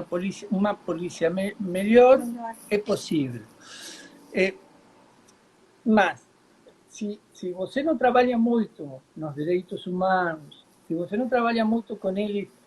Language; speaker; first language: Portuguese; non-native, learner; Spanish